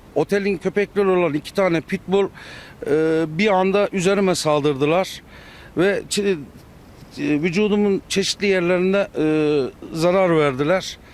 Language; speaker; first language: Turkish; native; Turkish